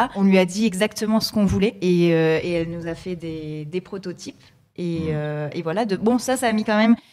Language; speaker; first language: French; native; French